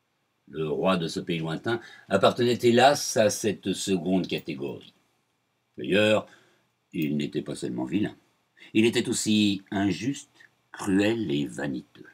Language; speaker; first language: French; native; French